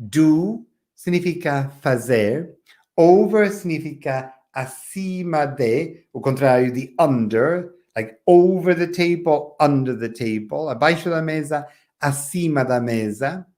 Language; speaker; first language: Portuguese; non-native, fluent; English